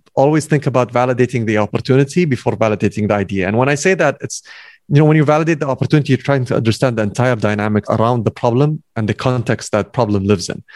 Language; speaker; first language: English; non-native, fluent; Arabic